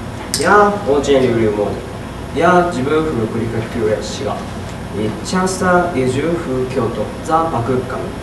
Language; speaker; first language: Russian; non-native, learner; Japanese